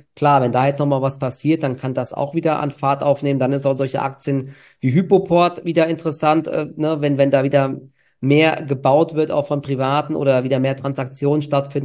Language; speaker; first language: German; native; German